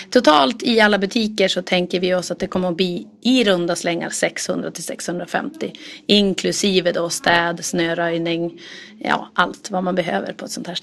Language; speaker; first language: Swedish; native; Swedish